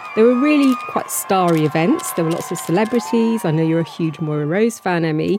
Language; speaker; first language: English; native; English